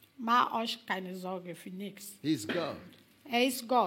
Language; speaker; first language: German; non-native, learner; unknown